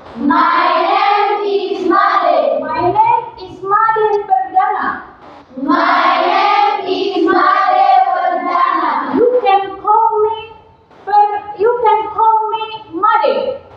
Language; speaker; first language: English; non-native, fluent; Indonesian